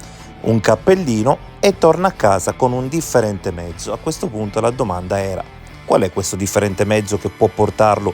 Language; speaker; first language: Italian; native; Italian